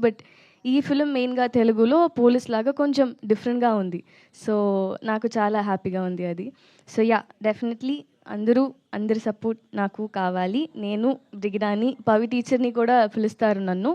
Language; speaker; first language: Telugu; non-native, learner; Tamil